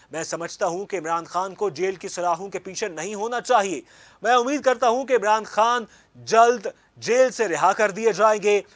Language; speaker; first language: Urdu; native; Urdu